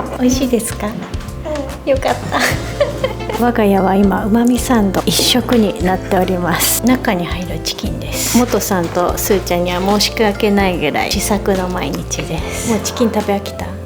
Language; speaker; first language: Japanese; native; Japanese